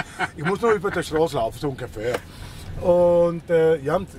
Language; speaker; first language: German; early bilingual, heritage; Spanish